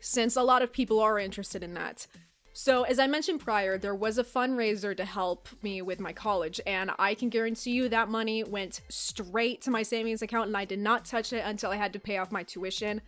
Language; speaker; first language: English; native; English